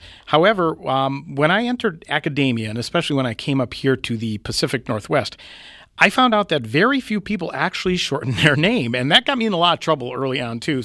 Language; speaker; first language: English; native; English